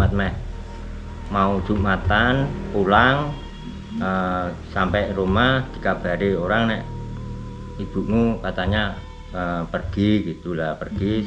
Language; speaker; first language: Indonesian; non-native, local second language; Javanese